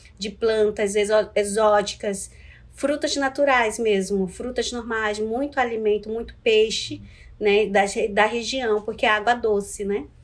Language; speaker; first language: Portuguese; non-native, local second language; Ticuna